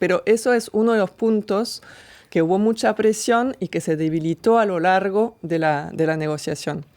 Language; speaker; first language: Spanish; non-native, fluent; French